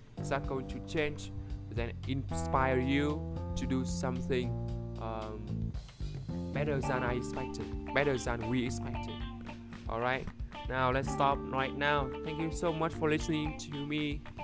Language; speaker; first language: English; non-native, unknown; Vietnamese